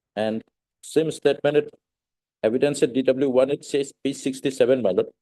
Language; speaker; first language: English; non-native, local second language; Assamese